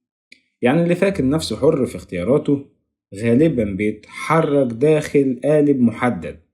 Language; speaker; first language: Arabic; native; Arabic